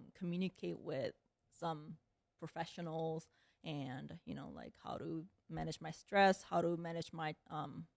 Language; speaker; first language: English; early bilingual, other home language; Korean